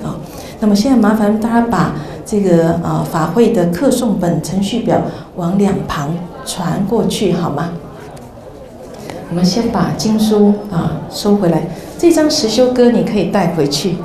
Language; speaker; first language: Chinese; native; Chinese